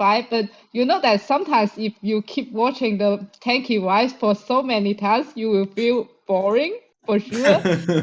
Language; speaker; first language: English; non-native, fluent; Chinese